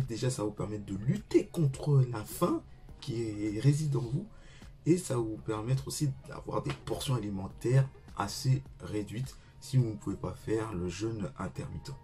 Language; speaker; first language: French; native; French